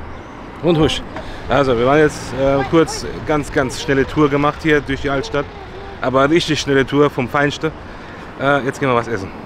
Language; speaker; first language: German; native; German